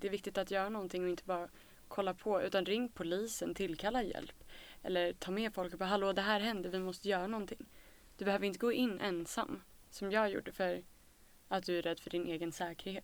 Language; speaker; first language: Swedish; native; Swedish